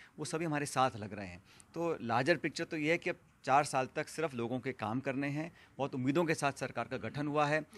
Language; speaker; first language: Hindi; native; Hindi